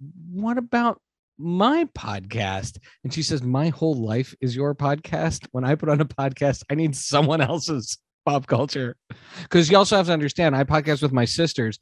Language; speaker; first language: English; native; English